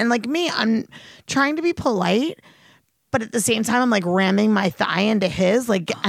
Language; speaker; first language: English; native; English